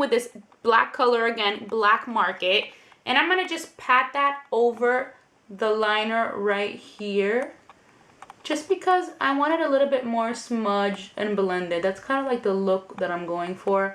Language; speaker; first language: English; native; English